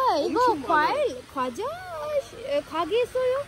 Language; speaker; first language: Korean; non-native, learner; Urdu